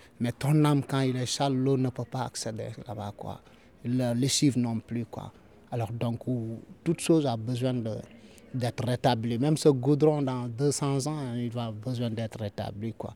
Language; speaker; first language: French; non-native, local second language; Fula